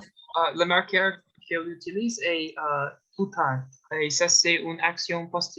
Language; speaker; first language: French; non-native, learner; English